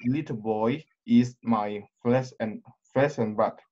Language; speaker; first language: English; non-native, learner; Thai